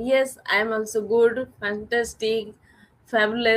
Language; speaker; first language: English; non-native, learner; Odia